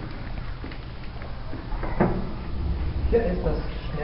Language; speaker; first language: German; non-native, learner; Spanish